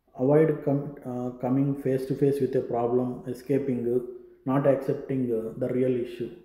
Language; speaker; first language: English; non-native, local second language; Telugu